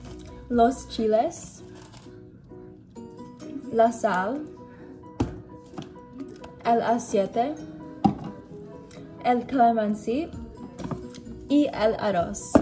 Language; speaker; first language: Spanish; non-native, learner; English